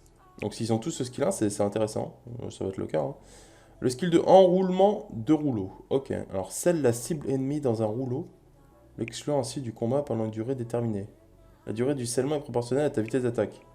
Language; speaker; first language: French; native; French